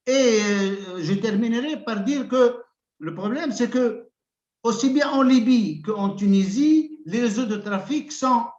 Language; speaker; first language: French; non-native, local second language; Arabic